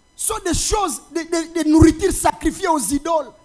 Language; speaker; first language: French; non-native, local second language; Swahili